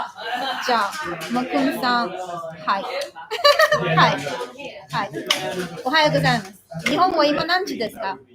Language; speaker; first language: Japanese; non-native, fluent; Chinese